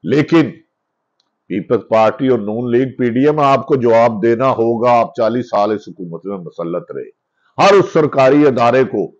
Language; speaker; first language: Urdu; non-native, local second language; Punjabi